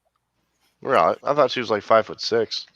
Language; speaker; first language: English; native; English